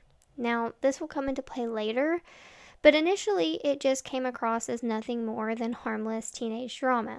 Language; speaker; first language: English; native; English